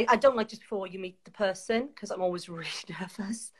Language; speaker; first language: English; native; English